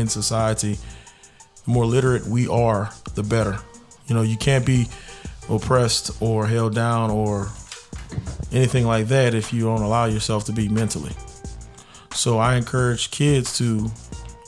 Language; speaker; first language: English; native; English